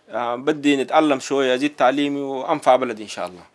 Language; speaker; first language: Arabic; native; Arabic